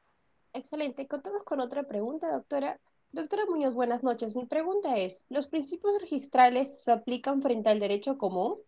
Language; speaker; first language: Spanish; native; Spanish